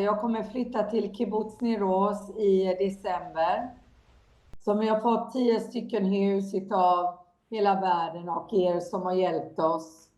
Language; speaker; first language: Swedish; non-native, fluent; Hebrew